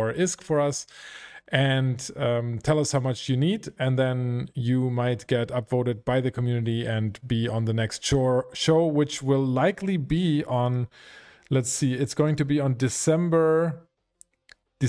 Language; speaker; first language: English; non-native, fluent; German